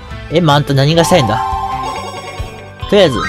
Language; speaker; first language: Japanese; native; Japanese